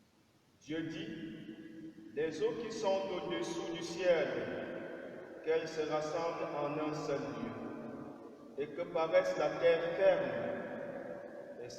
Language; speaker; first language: French; native; French